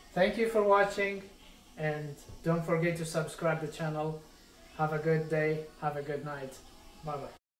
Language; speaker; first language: English; non-native, fluent; Persian